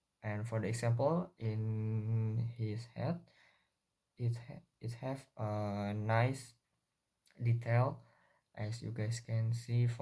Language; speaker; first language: English; non-native, learner; Indonesian